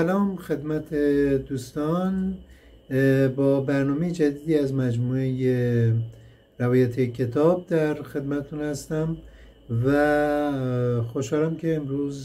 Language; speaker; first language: Persian; native; Persian